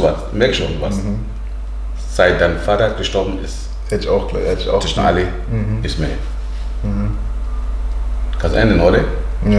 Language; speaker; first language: German; early bilingual, other home language; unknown